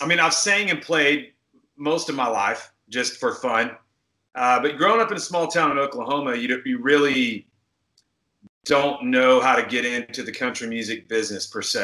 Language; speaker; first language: English; native; English